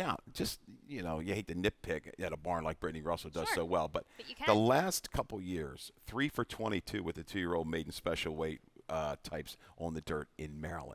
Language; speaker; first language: English; native; English